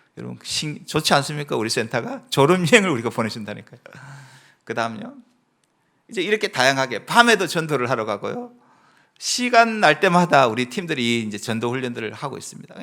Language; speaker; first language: Korean; native; Korean